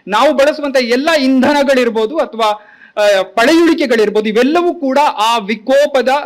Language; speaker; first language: Kannada; native; Kannada